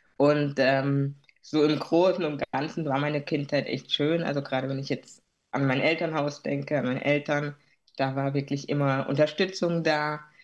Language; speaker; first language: German; native; German